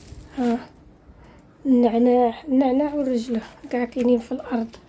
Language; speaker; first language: Arabic; native; Arabic